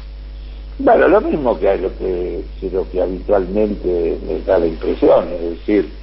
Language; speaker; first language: Spanish; native; Spanish